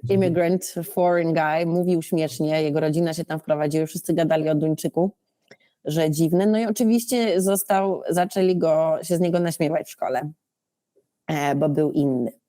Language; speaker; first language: Polish; early bilingual, heritage; Polish